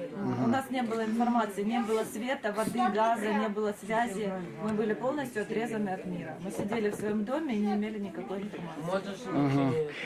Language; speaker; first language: Russian; native; Russian